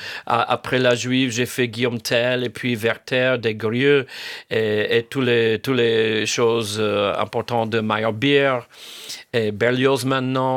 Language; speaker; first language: French; non-native, fluent; English